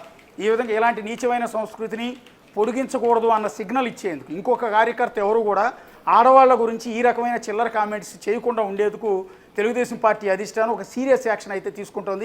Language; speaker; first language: Telugu; native; Telugu